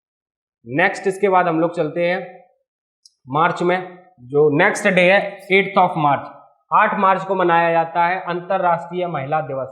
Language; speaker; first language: Hindi; native; Hindi